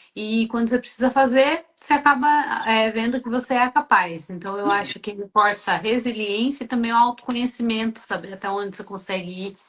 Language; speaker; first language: Portuguese; native; Portuguese